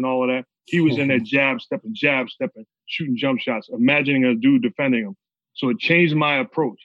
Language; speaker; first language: English; native; English